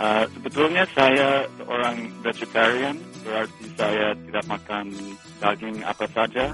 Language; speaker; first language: Indonesian; non-native, fluent; English